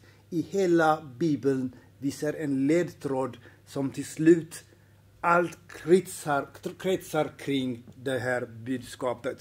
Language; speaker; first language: Swedish; non-native, fluent; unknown